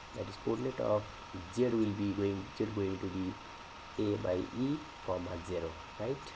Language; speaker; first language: English; non-native, local second language; Nepali